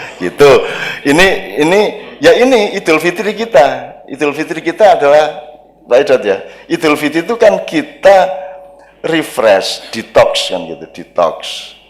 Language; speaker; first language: Indonesian; non-native, local second language; Javanese